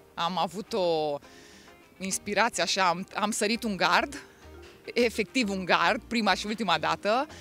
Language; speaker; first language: Romanian; native; Romanian